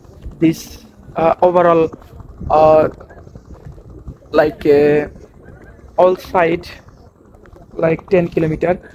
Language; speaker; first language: English; non-native, learner; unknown